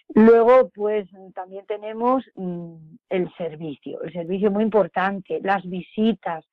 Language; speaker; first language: Spanish; native; Spanish